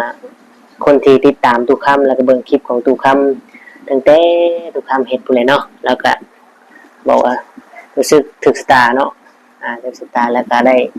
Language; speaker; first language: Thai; non-native, local second language; Lao